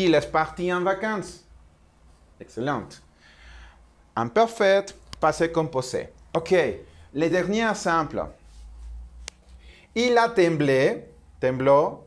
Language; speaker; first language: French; non-native, learner; Spanish